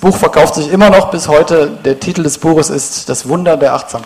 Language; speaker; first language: German; native; German